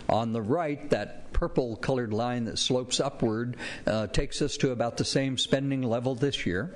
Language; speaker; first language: English; native; English